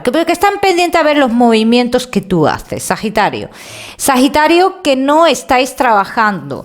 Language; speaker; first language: Spanish; native; Spanish